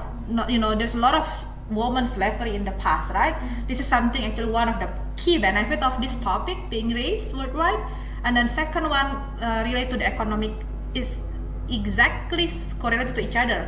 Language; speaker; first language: English; non-native, fluent; Indonesian